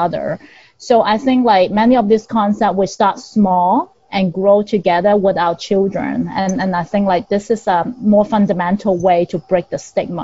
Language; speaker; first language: English; non-native, local second language; Cantonese